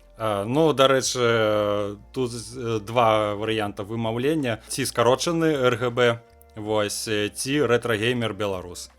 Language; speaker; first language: Belarusian; non-native, local second language; Russian